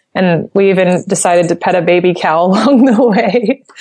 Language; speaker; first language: English; native; English